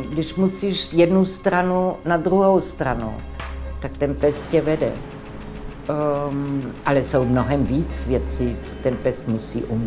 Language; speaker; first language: Czech; non-native, local second language; English